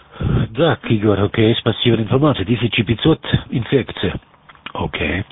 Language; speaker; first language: Russian; non-native, learner; German